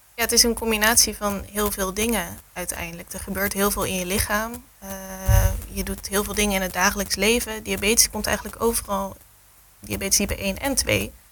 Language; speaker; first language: Dutch; native; Dutch